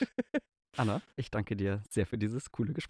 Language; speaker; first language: German; native; German